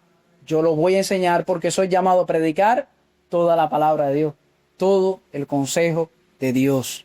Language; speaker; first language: Spanish; native; Spanish